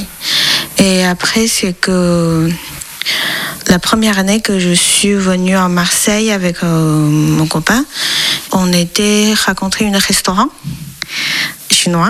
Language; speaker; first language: French; non-native, learner; Chinese